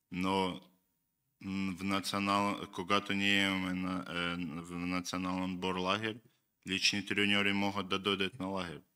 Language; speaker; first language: Bulgarian; non-native, learner; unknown